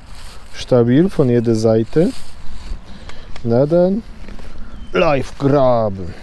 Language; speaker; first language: German; non-native, learner; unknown